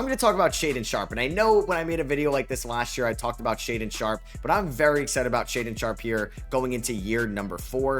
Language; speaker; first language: English; native; English